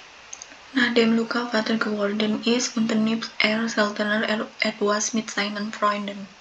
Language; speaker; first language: German; non-native, learner; Indonesian